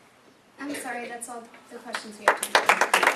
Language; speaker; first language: English; native; English